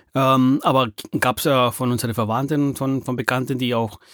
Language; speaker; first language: German; non-native, fluent; Spanish